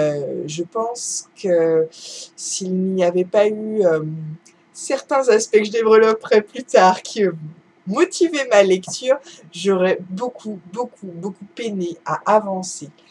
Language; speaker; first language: French; native; French